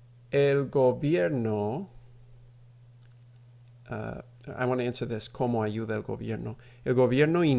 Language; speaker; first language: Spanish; non-native, fluent; English